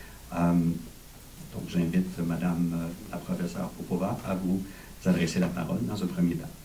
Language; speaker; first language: French; native; French